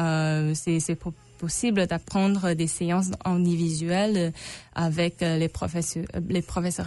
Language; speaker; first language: French; non-native, local second language; English